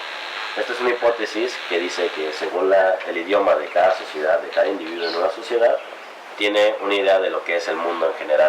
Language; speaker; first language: Spanish; native; Spanish